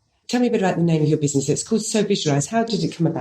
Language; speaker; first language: English; native; English